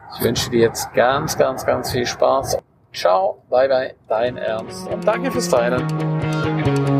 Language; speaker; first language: German; non-native, local second language; Romansh